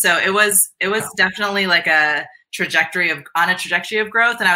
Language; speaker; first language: English; native; English